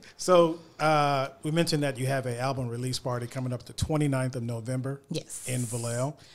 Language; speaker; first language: English; native; English